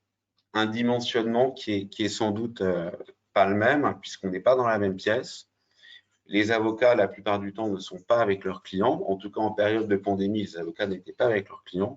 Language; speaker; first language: French; native; French